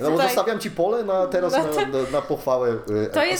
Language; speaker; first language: Polish; native; Polish